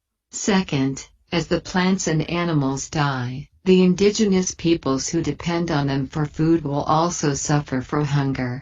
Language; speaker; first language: English; non-native, learner; Portuguese